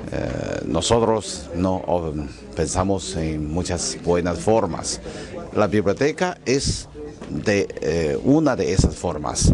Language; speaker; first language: Spanish; non-native, fluent; Chinese